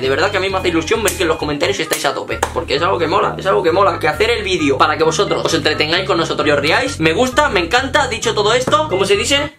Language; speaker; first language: Spanish; native; Spanish